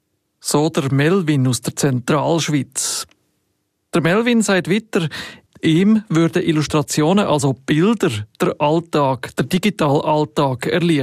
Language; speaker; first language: German; native; German